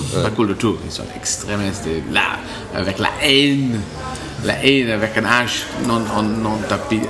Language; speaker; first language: French; non-native, learner; English